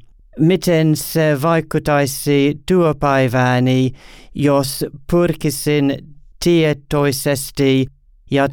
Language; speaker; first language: Finnish; non-native, learner; English